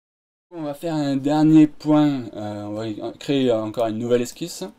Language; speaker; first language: French; native; French